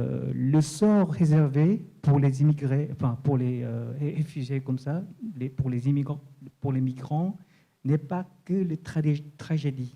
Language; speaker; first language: French; non-native, fluent; Korean